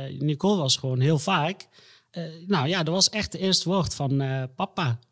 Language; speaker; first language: Dutch; non-native, fluent; Arabic